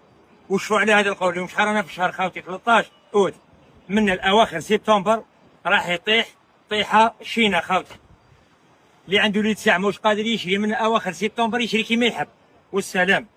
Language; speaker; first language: Arabic; native; Arabic